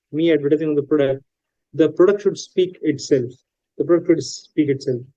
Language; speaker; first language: English; non-native, local second language; Hindi